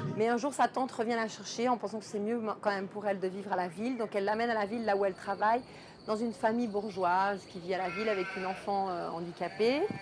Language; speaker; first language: French; native; French